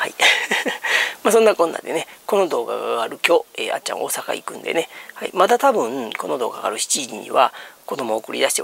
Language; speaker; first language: Japanese; native; Japanese